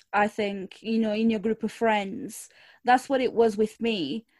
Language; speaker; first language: English; non-native, fluent; Portuguese